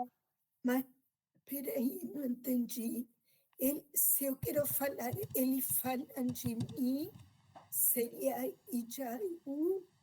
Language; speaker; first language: Portuguese; non-native, fluent; Spanish